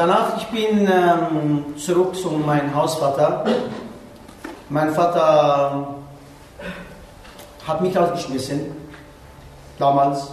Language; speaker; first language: German; non-native, learner; Arabic